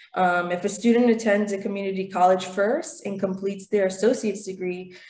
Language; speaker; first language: English; early bilingual, other home language; Spanish